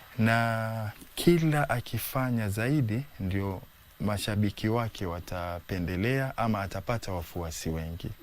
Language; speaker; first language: Swahili; native; Swahili